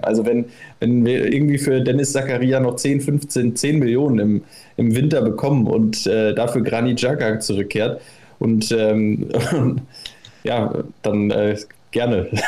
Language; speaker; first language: German; native; German